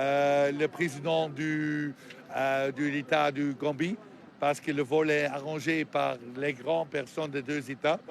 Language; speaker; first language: French; non-native, learner; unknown